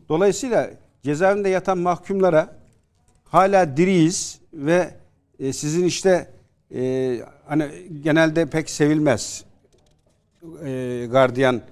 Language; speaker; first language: Turkish; native; Turkish